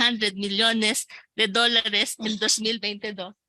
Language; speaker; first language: Spanish; non-native, local second language; Filipino